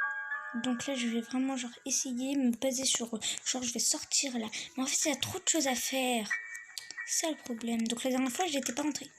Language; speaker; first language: French; native; French